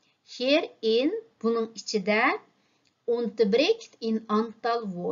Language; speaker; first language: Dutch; non-native, learner; Uyghur